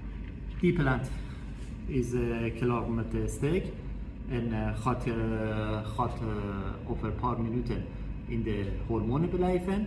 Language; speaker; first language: Dutch; non-native, learner; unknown